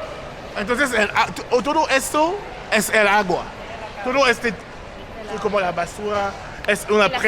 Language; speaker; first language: Spanish; non-native, learner; English